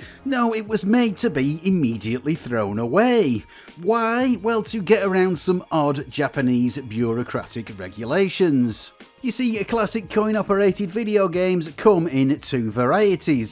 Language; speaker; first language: English; native; English